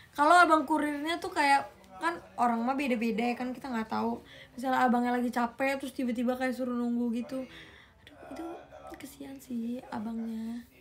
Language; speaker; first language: Indonesian; native; Indonesian